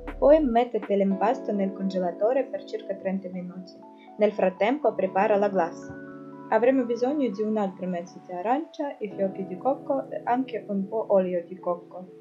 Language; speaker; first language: Italian; non-native, fluent; Russian